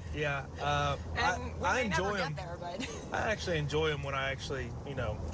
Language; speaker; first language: English; native; English